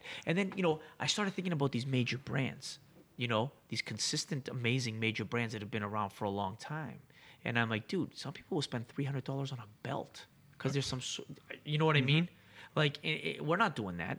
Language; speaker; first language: English; native; English